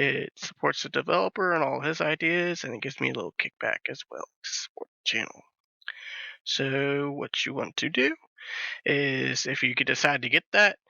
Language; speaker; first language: English; native; English